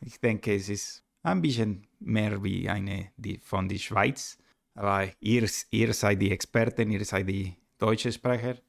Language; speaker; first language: German; non-native, learner; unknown